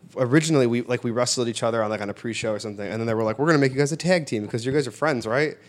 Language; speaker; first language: English; native; English